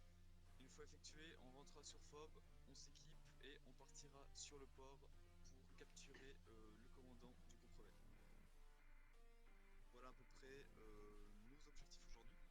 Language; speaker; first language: French; native; French